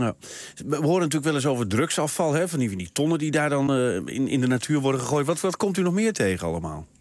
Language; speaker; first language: Dutch; native; Dutch